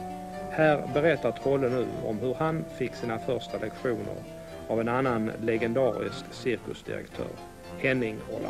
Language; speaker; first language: Swedish; native; Swedish